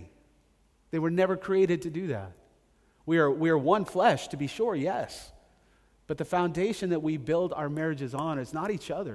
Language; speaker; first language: English; native; English